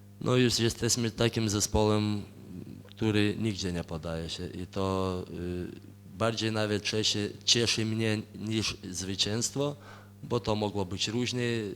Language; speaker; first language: Polish; non-native, fluent; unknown